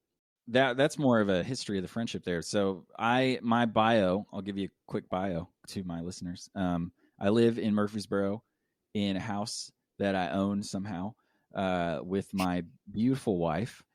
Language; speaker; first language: English; native; English